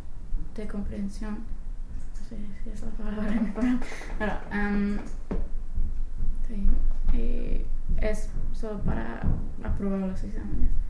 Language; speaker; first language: Spanish; non-native, fluent; English